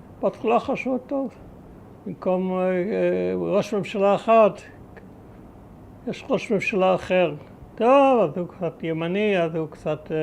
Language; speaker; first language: Hebrew; early bilingual, other home language; German